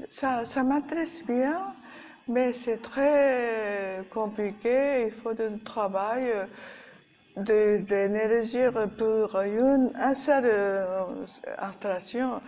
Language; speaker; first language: French; non-native, learner; Japanese